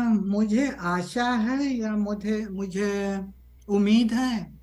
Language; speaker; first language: Hindi; non-native, learner; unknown